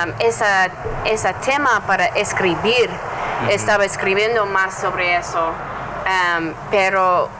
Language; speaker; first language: Spanish; non-native, learner; English